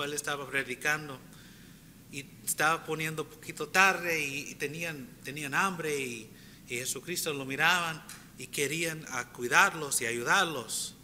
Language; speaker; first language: Spanish; early bilingual, heritage; Spanish